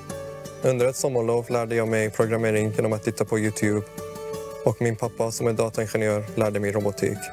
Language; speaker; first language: Swedish; early bilingual, other home language; Persian